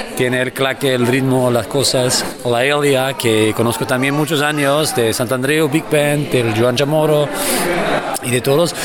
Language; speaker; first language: Spanish; non-native, fluent; German